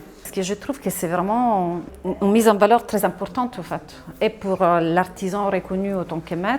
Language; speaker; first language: French; non-native, fluent; Italian